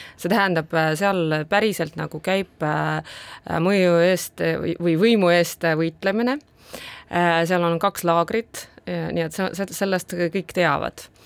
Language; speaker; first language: Estonian; non-native, local second language; Russian